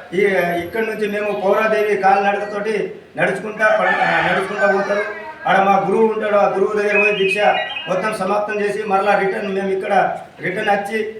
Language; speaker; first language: Telugu; non-native, local second language; Lambadi